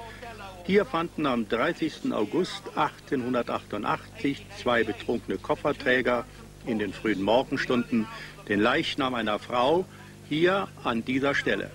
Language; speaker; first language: German; native; German